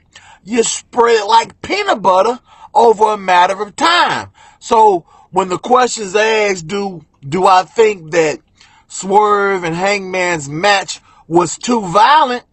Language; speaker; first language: English; native; English